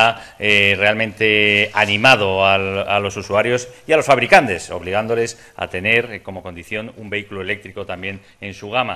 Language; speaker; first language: Spanish; native; Spanish